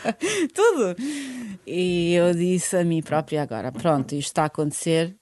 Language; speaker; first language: Portuguese; non-native, fluent; Bosnian